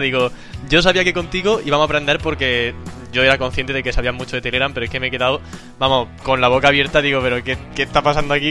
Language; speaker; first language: Spanish; native; Spanish